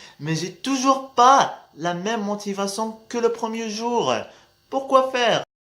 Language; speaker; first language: French; non-native, local second language; Arabic